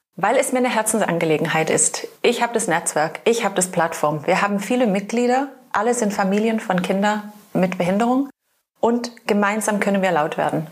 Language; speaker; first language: German; non-native, fluent; English